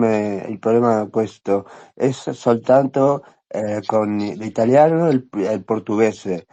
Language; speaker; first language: Italian; non-native, learner; Spanish